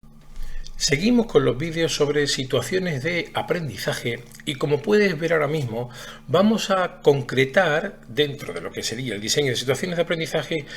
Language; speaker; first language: Spanish; native; Spanish